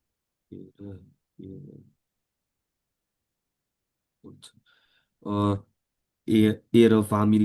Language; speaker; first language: German; non-native, learner; Indonesian